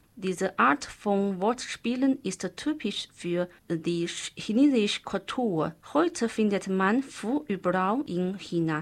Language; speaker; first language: German; non-native, learner; Chinese